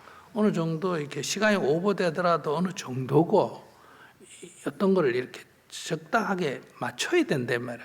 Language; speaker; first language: Korean; native; Korean